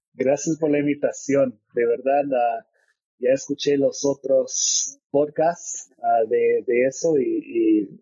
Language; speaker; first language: Spanish; non-native, fluent; English